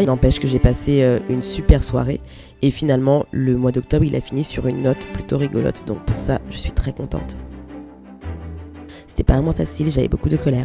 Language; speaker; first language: French; native; French